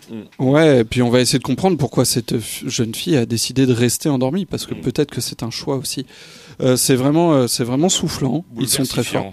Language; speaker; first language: French; native; French